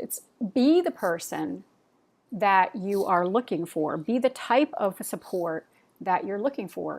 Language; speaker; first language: English; native; English